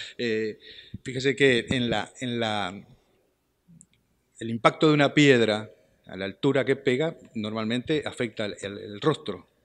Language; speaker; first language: Spanish; native; Spanish